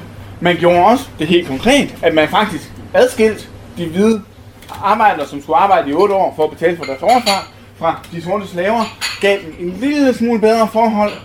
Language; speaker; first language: Danish; native; Danish